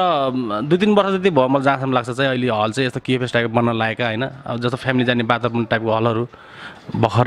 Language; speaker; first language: Nepali; native; Nepali